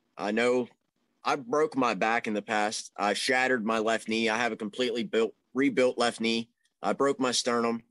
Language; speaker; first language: English; native; English